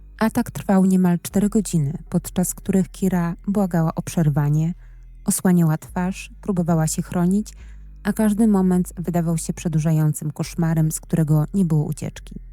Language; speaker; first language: Polish; native; Polish